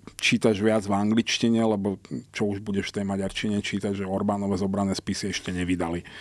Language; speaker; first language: Slovak; non-native, local second language; Hungarian